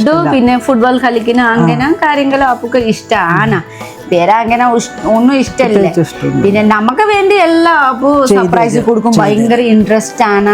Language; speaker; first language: Malayalam; non-native, learner; Nepali